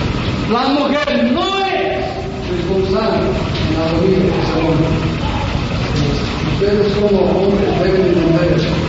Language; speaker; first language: Spanish; non-native, fluent; English